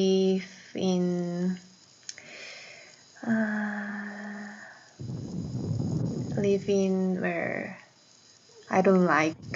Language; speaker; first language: English; non-native, learner; Korean